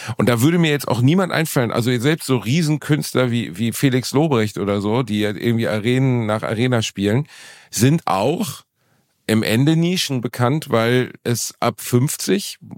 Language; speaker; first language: German; native; German